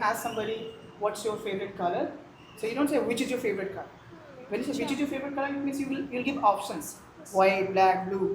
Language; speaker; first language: English; non-native, fluent; Hindi